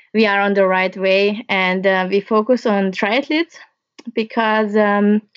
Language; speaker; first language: English; early bilingual, other home language; Hungarian